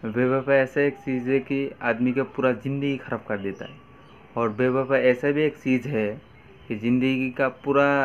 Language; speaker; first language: Hindi; non-native, local second language; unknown